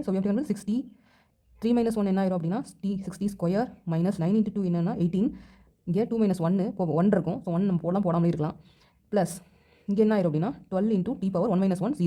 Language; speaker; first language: Tamil; native; Tamil